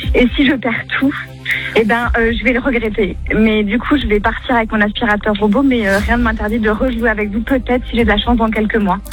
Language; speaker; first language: French; native; French